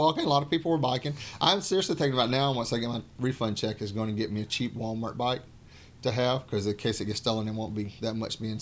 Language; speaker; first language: English; native; English